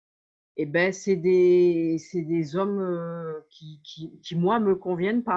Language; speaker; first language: French; native; French